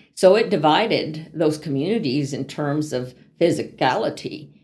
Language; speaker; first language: English; native; English